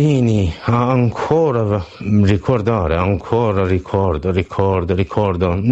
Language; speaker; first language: Italian; non-native, learner; Persian